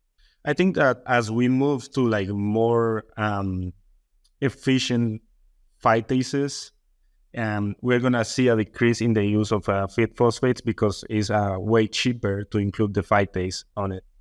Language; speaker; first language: English; non-native, fluent; Spanish